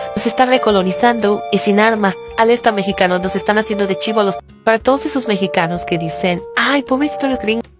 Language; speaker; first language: Spanish; native; Spanish